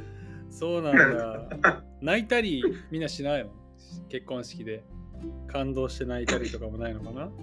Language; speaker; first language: Japanese; native; Japanese